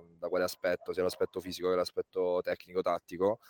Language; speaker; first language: Italian; native; Italian